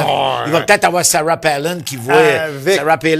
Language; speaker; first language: French; native; French